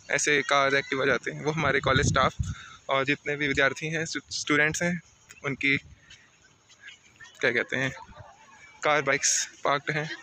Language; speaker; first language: Hindi; non-native, local second language; Punjabi